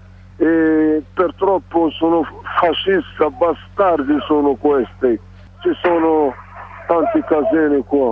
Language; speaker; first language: Italian; non-native, learner; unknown